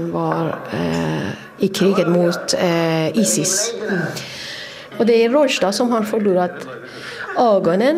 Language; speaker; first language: Swedish; non-native, fluent; Persian